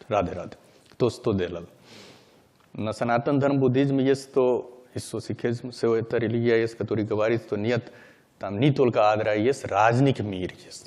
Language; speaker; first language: Russian; non-native, learner; Hindi